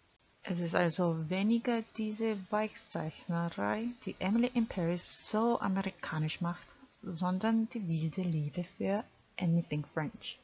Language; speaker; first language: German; non-native, fluent; Korean